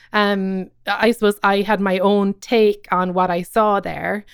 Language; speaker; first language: English; native; English